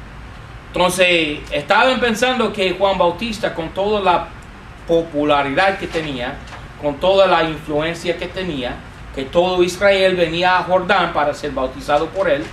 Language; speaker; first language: Spanish; non-native, fluent; English